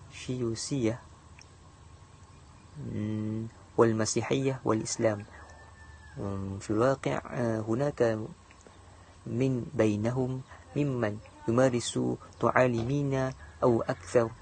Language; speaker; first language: Arabic; non-native, learner; Malay